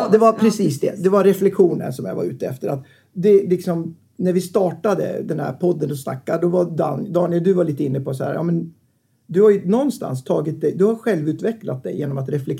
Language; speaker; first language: Swedish; native; Swedish